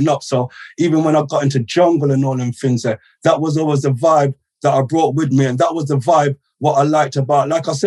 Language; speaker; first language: English; native; English